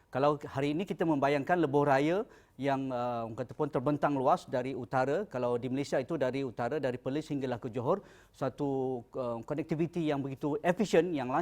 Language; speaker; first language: Malay; native; Malay